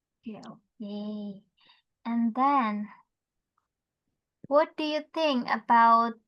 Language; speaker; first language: English; non-native, fluent; Indonesian